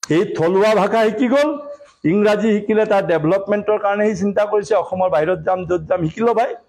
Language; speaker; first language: Assamese; non-native, local second language; Marwari